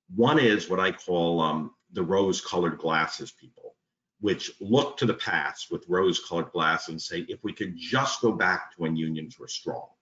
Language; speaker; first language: English; native; English